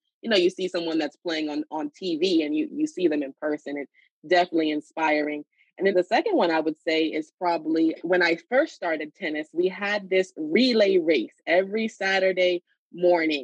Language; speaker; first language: English; native; English